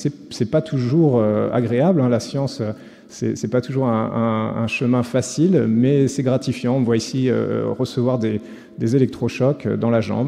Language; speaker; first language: French; native; French